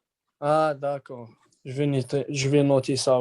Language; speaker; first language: French; non-native, learner; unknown